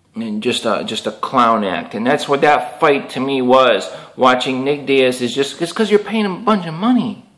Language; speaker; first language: English; native; English